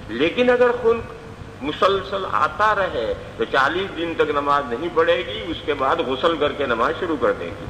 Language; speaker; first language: Urdu; non-native, local second language; Gujarati